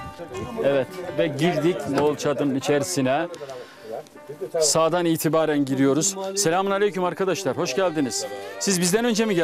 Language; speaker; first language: Turkish; native; Turkish